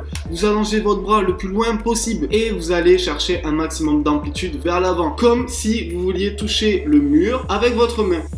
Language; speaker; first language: French; native; French